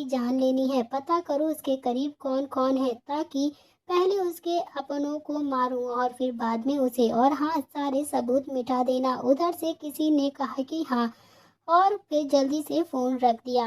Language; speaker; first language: Hindi; native; Hindi